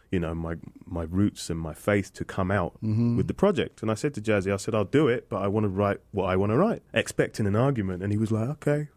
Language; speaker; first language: English; native; English